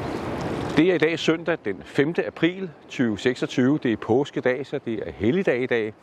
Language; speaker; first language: Danish; native; Danish